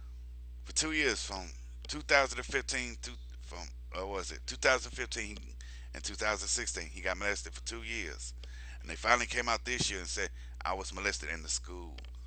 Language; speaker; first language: English; native; English